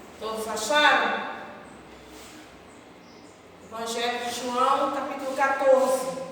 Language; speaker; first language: Portuguese; native; Portuguese